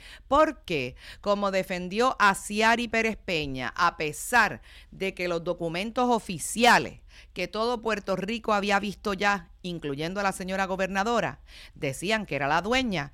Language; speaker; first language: Spanish; native; Spanish